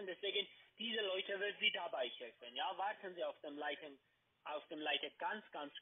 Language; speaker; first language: German; non-native, learner; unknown